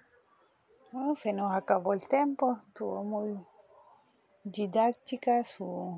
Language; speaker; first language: Portuguese; non-native, fluent; Spanish